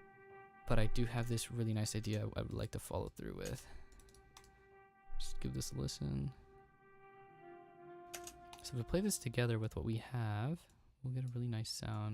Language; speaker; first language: English; native; English